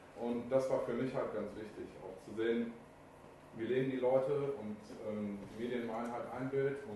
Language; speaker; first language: German; native; German